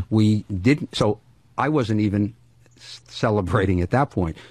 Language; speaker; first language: English; native; English